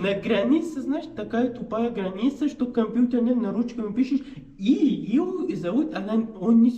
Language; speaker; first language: Russian; non-native, learner; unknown